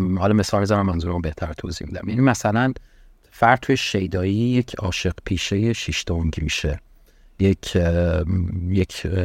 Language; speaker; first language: Persian; early bilingual, heritage; Persian